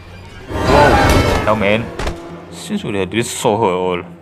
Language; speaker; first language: English; non-native, fluent; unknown